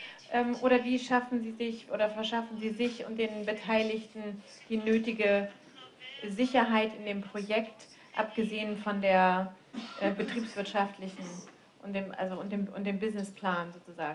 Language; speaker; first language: German; native; German